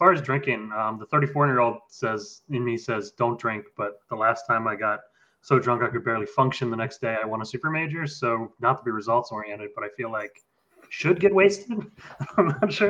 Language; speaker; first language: English; native; English